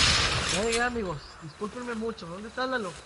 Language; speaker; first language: Spanish; native; Spanish